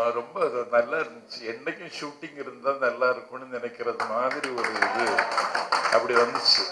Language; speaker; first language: Tamil; native; Tamil